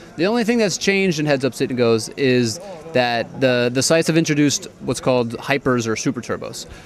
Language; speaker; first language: English; native; English